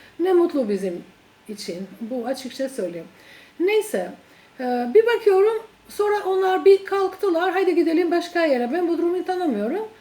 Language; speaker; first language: Turkish; non-native, fluent; Albanian